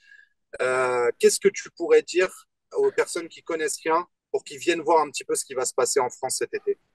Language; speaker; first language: French; native; French